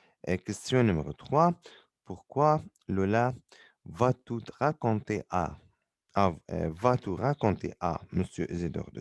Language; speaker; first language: French; non-native, fluent; Arabic